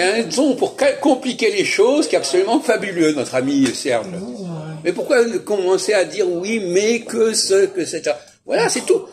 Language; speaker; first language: French; native; French